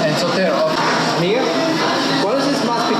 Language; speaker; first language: Spanish; non-native, learner; English